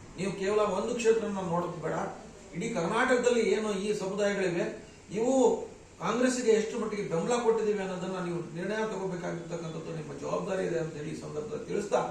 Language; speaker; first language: Kannada; non-native, local second language; Lambadi